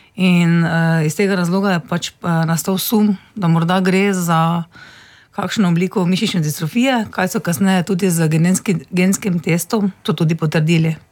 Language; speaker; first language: Slovenian; native; Slovenian